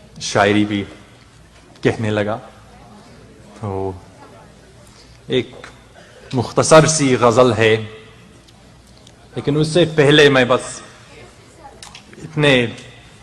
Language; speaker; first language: Urdu; non-native, fluent; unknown